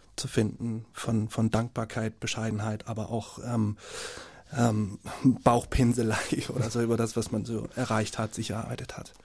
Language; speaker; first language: German; native; German